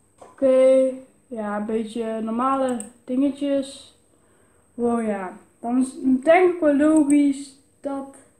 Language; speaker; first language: Dutch; native; Dutch